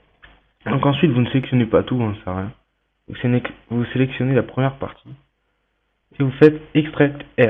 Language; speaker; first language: French; native; French